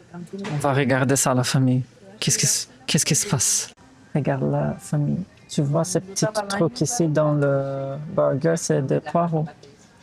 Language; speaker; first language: French; non-native, fluent; Portuguese